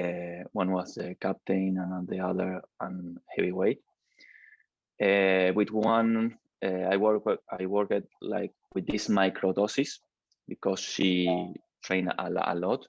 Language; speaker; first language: English; non-native, learner; Spanish